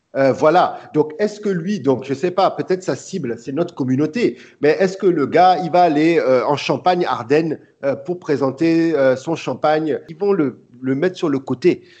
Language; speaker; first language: French; early bilingual, other home language; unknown